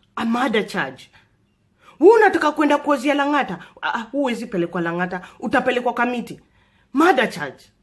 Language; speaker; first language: Swahili; non-native, local second language; Luo (Kenya and Tanzania)